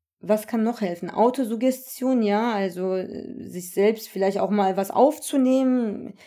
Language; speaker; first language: German; early bilingual, other home language; Turkish